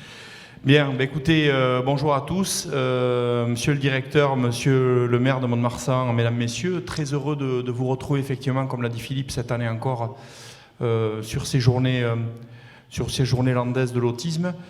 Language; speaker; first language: French; native; French